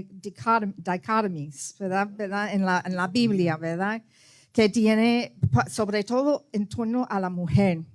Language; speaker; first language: Spanish; early bilingual, heritage; Spanish